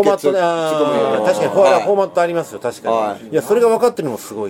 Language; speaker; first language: Japanese; native; Japanese